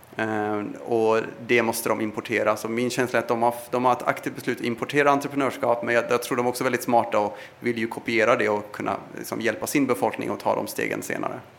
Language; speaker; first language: Swedish; early bilingual, other home language; Persian